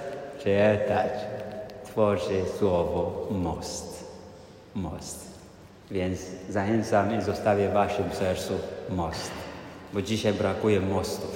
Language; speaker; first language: Polish; non-native, fluent; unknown